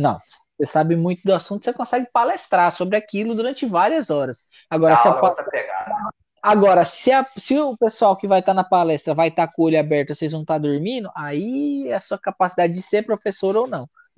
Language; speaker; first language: Portuguese; native; Portuguese